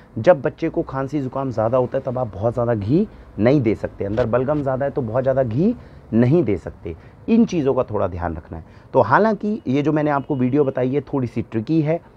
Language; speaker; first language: Hindi; native; Hindi